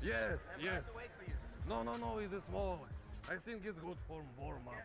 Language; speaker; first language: English; non-native, learner; Russian